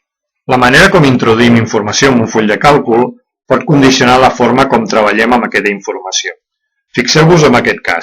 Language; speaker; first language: Catalan; native; Catalan